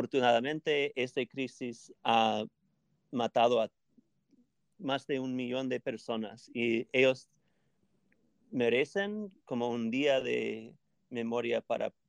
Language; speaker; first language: Spanish; non-native, fluent; English